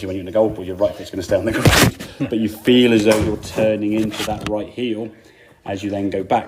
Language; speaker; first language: English; native; English